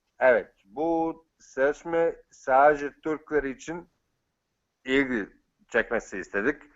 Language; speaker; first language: Turkish; non-native, fluent; Bosnian